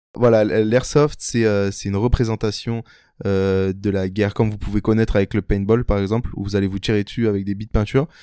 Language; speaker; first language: French; native; French